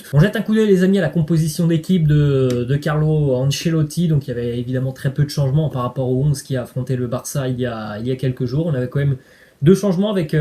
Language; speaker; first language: French; native; French